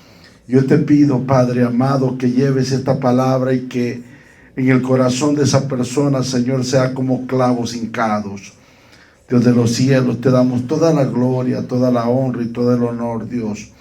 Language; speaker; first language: Spanish; native; Spanish